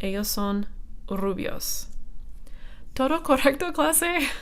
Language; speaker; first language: Spanish; non-native, fluent; English